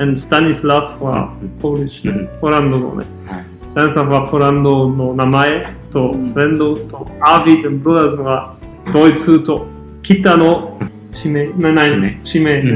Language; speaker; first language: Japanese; non-native, learner; German